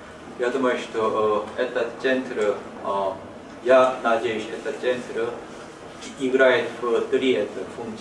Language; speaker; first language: Russian; non-native, learner; Korean